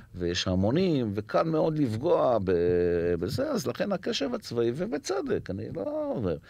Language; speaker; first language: Hebrew; native; Hebrew